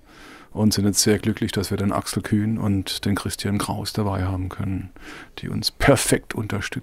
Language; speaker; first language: German; native; German